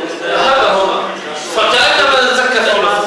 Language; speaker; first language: Arabic; native; Arabic